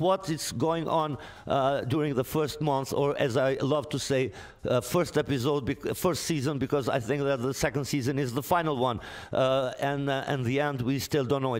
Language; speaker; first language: English; non-native, fluent; Albanian